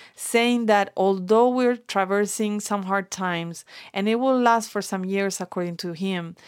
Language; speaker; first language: English; non-native, fluent; Spanish